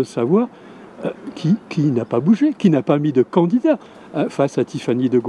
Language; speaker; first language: French; native; French